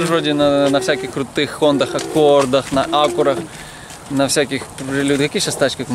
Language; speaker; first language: Russian; native; Russian